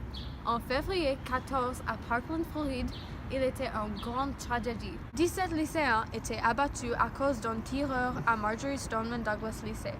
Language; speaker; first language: French; non-native, learner; English